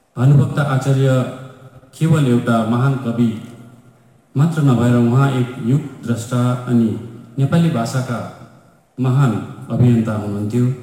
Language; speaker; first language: Nepali; native; Nepali